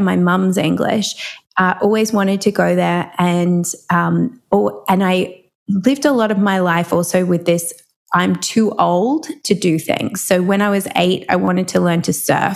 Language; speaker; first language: English; native; English